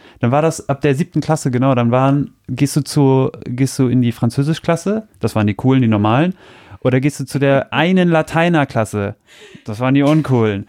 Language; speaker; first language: German; native; German